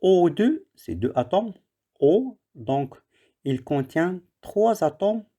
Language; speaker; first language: French; non-native, local second language; Arabic